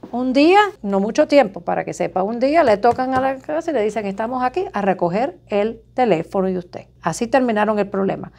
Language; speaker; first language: Spanish; native; Spanish